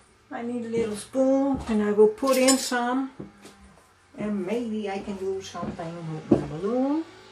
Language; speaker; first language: English; non-native, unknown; Dutch